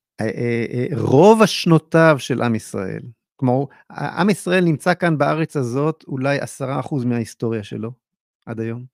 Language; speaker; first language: Hebrew; native; Hebrew